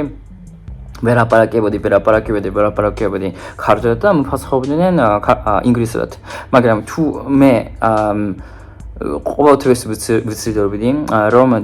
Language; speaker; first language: Georgian; non-native, fluent; Japanese